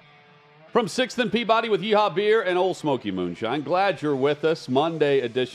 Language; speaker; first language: English; native; English